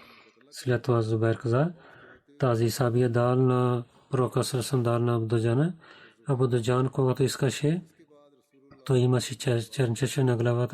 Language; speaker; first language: Bulgarian; non-native, learner; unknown